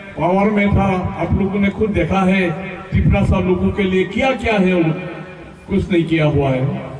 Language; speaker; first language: Hindi; non-native, local second language; Assamese